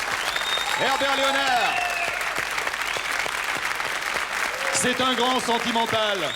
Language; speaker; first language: French; native; French